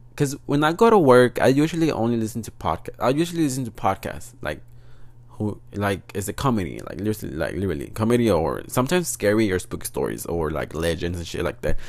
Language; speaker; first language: English; early bilingual, other home language; Spanish